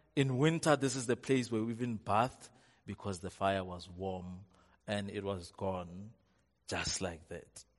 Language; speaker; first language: English; non-native, local second language; Tswana